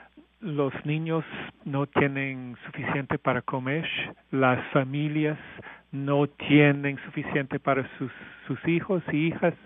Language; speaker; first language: Spanish; non-native, fluent; English